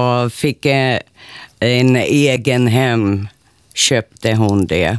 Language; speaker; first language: Swedish; non-native, local second language; Finnish